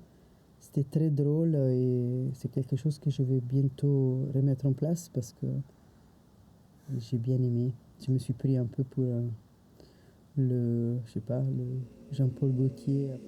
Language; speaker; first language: French; non-native, fluent; Italian